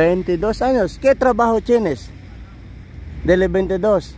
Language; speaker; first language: Spanish; non-native, learner; Filipino